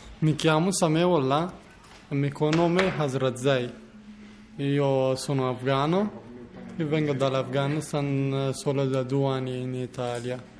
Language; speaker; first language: Italian; non-native, learner; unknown